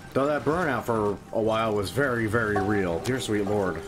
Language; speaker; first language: English; native; English